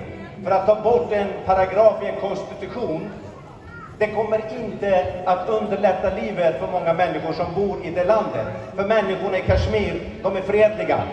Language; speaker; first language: Swedish; early bilingual, other home language; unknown